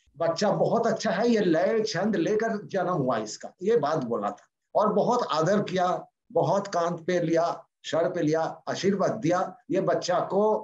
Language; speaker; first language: Hindi; non-native, local second language; Bangla